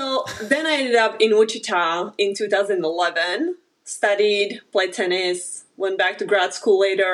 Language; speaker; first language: English; non-native, fluent; Slovak